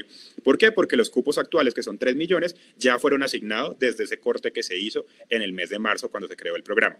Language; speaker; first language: Spanish; native; Spanish